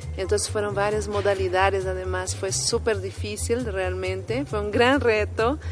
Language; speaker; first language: Spanish; non-native, fluent; Portuguese